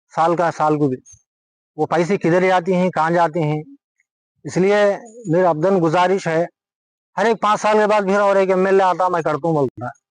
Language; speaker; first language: Hindi; non-native, local second language; Urdu